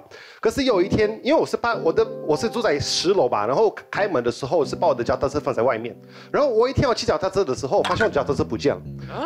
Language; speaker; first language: Chinese; non-native, fluent; Portuguese